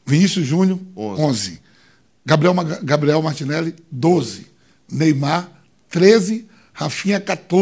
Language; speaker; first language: Portuguese; native; Portuguese